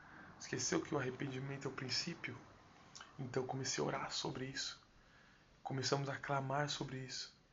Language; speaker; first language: Portuguese; native; Portuguese